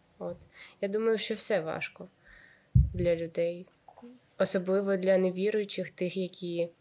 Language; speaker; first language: Ukrainian; native; Ukrainian